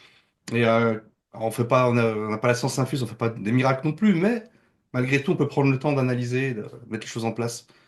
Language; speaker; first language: French; native; French